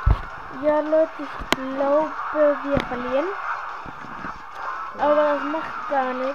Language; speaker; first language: German; early bilingual, other home language; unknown